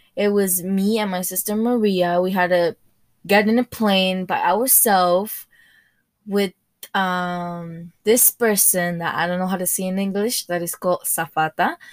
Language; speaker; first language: English; early bilingual, other home language; Spanish